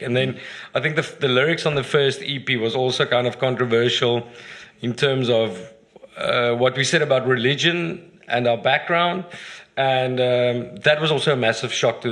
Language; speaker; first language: English; non-native, local second language; Afrikaans